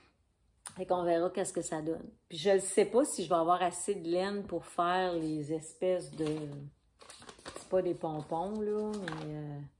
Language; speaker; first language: French; native; French